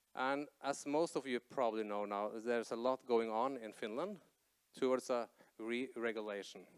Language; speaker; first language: English; non-native, fluent; Norwegian